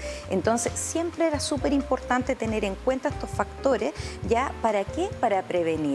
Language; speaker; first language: Spanish; native; Spanish